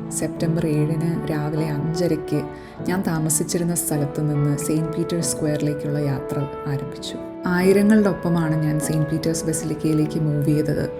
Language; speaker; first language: Malayalam; early bilingual, heritage; Malayalam